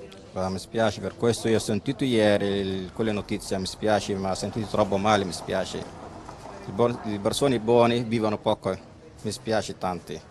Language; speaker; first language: Italian; non-native, learner; Arabic